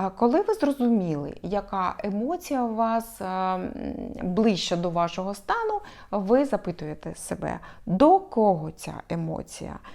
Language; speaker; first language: Ukrainian; non-native, local second language; Russian